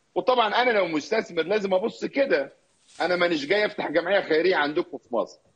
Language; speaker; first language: Arabic; native; Arabic